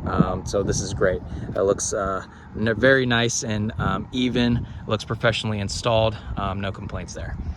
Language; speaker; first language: English; native; English